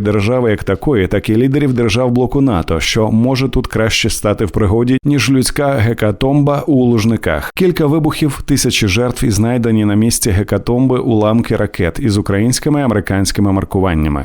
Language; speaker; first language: Ukrainian; native; Ukrainian